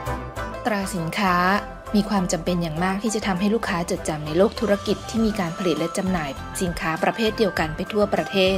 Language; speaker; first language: Thai; native; Thai